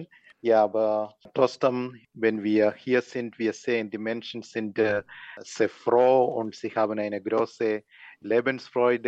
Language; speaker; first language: German; non-native, learner; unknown